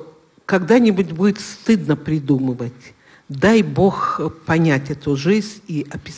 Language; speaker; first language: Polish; non-native, learner; Russian